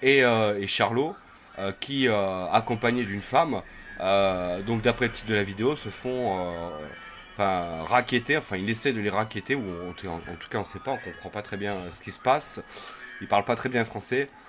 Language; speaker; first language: French; native; French